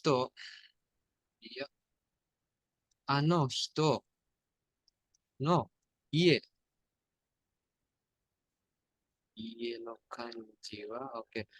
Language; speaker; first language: Japanese; non-native, fluent; Indonesian